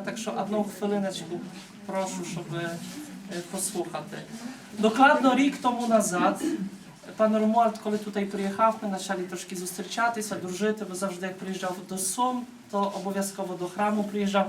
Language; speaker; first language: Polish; non-native, learner; Ukrainian